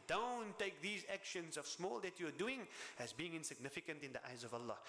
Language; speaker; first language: English; native; English